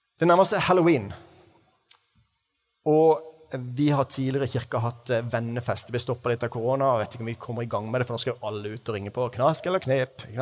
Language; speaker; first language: Norwegian; native; Norwegian